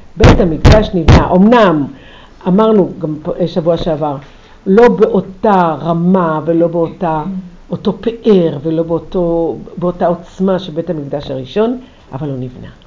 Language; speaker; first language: Hebrew; native; Hebrew